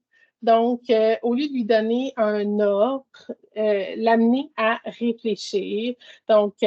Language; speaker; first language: French; native; French